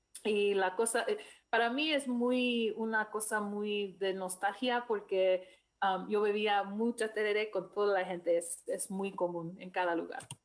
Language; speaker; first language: Spanish; non-native, fluent; English